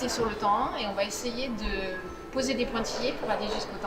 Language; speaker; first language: French; native; French